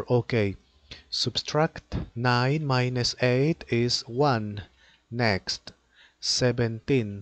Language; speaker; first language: English; non-native, learner; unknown